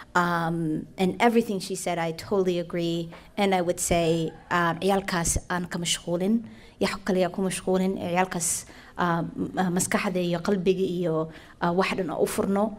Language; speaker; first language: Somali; early bilingual, heritage; Somali